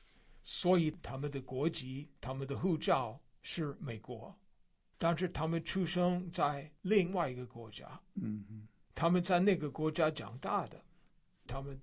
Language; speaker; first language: Chinese; non-native, fluent; English